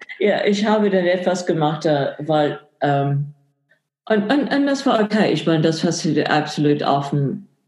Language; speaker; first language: German; non-native, fluent; English